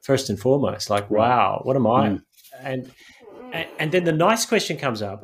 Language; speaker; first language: English; native; English